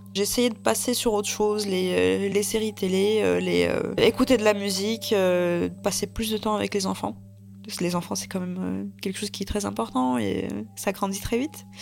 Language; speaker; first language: French; early bilingual, other home language; Russian